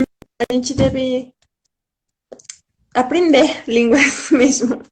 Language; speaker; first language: Portuguese; non-native, fluent; Spanish